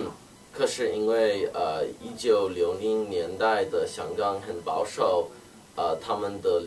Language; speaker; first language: Chinese; non-native, learner; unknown